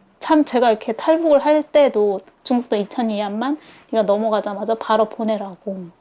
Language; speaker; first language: Korean; native; Korean